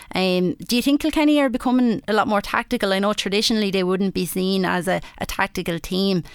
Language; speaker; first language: English; native; English